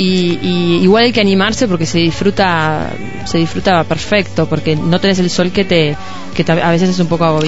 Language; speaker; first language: Spanish; native; Spanish